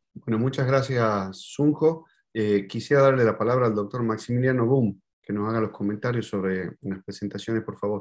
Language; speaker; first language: Spanish; native; Spanish